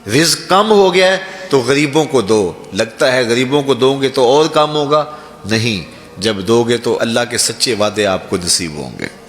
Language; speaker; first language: Urdu; non-native, local second language; Punjabi